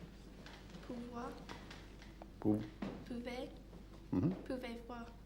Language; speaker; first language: French; non-native, learner; English